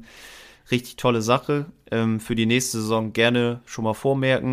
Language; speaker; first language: German; native; German